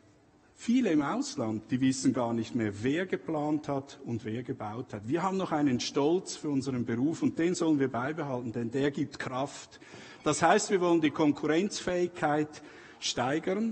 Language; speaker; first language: German; native; German